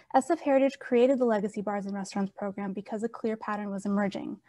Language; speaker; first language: English; native; English